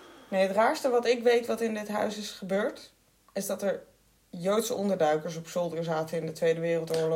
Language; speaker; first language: Dutch; native; Dutch